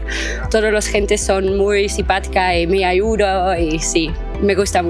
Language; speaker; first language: Spanish; non-native, learner; French